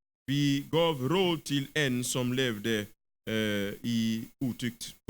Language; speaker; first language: Swedish; non-native, fluent; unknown